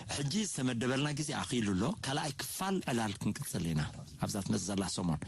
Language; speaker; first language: Tigrinya; native; Tigrinya